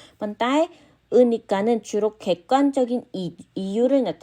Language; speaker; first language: Korean; non-native, fluent; Khmer